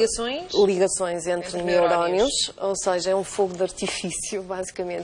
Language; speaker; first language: Portuguese; native; Portuguese